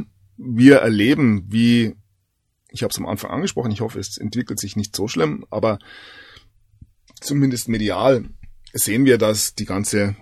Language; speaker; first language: German; native; German